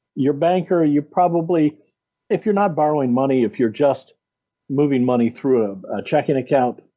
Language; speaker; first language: English; native; English